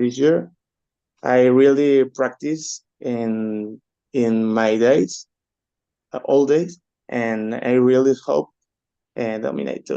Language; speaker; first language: English; non-native, learner; Spanish